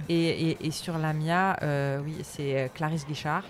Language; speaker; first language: French; early bilingual, other home language; Arabic